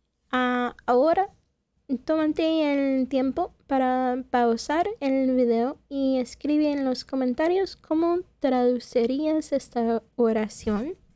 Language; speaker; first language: Spanish; non-native, fluent; English